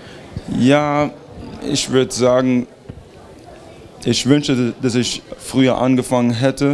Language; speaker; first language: German; early bilingual, heritage; German